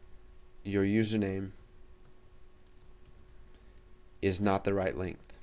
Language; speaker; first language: English; native; English